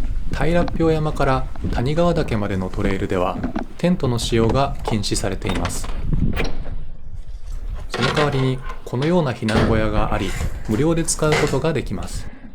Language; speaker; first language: Japanese; native; Japanese